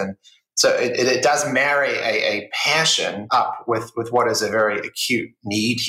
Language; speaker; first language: English; native; English